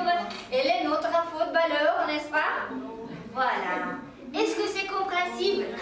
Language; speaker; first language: French; non-native, fluent; Uzbek